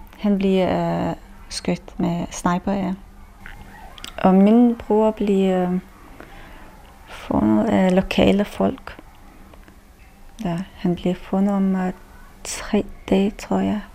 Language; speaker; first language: Danish; non-native, learner; Chechen